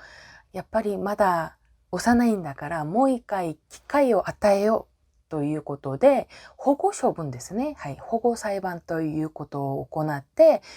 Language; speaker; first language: Japanese; non-native, fluent; Korean